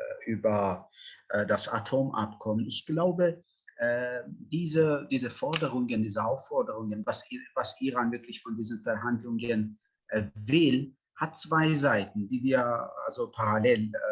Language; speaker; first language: German; non-native, fluent; Persian